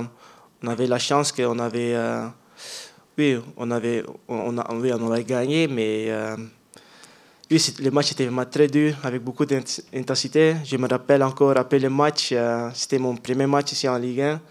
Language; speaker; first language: French; non-native, learner; Dutch